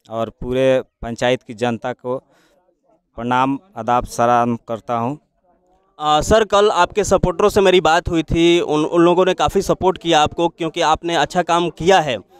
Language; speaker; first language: Hindi; native; Hindi